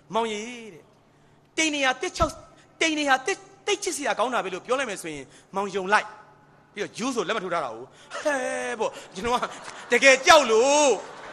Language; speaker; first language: Burmese; native; Burmese